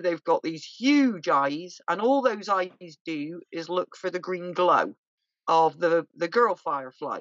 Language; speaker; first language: English; native; English